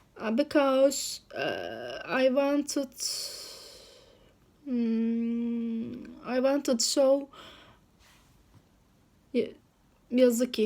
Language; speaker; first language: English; non-native, learner; Turkish